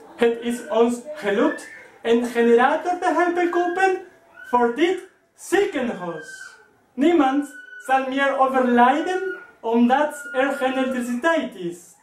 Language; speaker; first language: Dutch; non-native, learner; Spanish